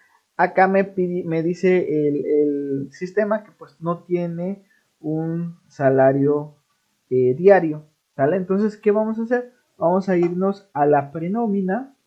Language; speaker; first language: Spanish; native; Spanish